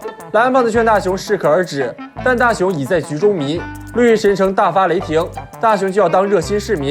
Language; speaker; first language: Chinese; native; Chinese